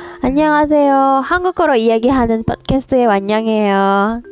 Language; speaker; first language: Korean; non-native, learner; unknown